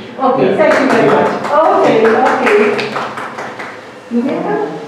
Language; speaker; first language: English; non-native, fluent; Hungarian